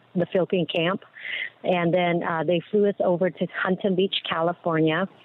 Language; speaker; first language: English; early bilingual, other home language; Vietnamese